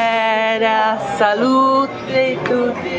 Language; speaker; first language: Italian; non-native, learner; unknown